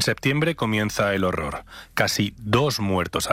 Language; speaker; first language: Spanish; native; Spanish